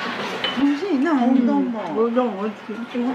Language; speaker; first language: Japanese; native; Japanese